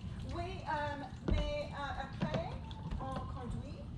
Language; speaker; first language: French; non-native, learner; English